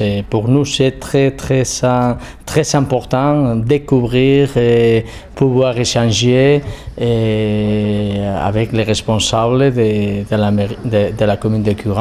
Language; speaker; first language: French; non-native, fluent; Spanish